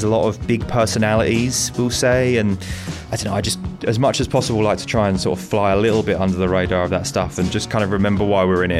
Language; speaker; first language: English; native; English